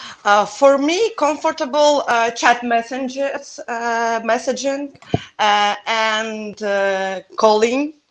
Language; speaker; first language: English; non-native, learner; Russian